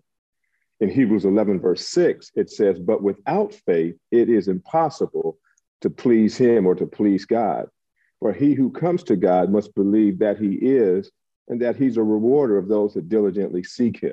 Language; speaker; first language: English; native; English